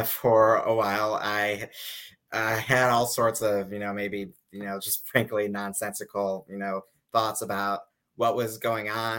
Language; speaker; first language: English; native; English